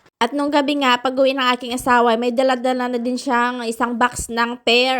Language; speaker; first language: Filipino; native; Filipino